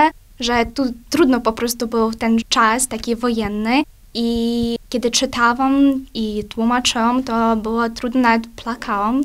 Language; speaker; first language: Polish; non-native, fluent; Ukrainian